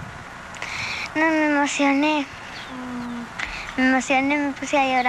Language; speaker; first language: Spanish; early bilingual, heritage; Spanish